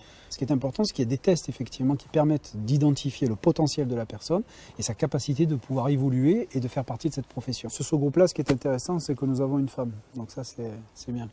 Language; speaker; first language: French; native; French